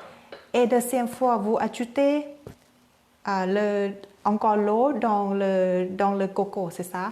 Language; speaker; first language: French; non-native, learner; Thai